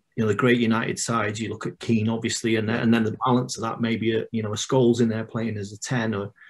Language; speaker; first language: English; native; English